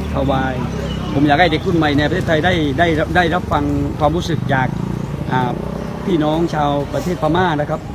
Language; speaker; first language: Thai; native; Thai